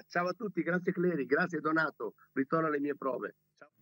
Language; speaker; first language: Italian; native; Italian